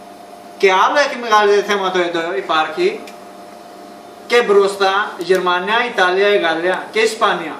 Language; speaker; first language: Greek; non-native, learner; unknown